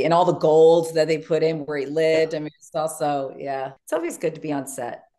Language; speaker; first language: English; native; English